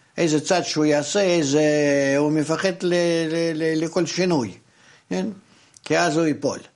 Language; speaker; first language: Hebrew; non-native, fluent; Russian